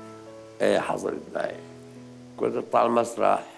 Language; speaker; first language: Arabic; native; Arabic